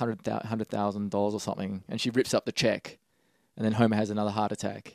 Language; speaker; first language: English; native; English